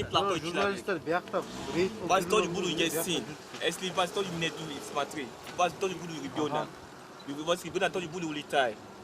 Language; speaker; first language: Russian; non-native, learner; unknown